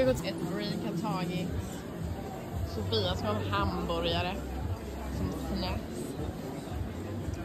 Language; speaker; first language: Swedish; native; Swedish